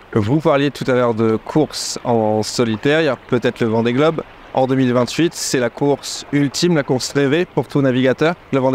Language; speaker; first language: French; native; French